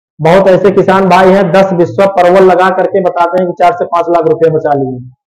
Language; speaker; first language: Hindi; native; Hindi